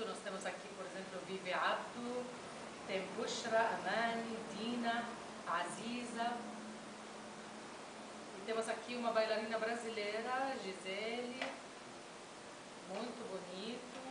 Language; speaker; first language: Portuguese; non-native, fluent; Arabic